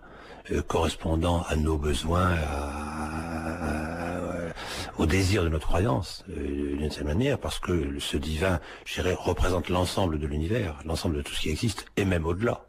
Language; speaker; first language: French; native; French